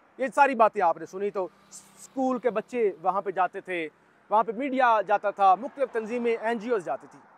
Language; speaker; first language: Urdu; native; Urdu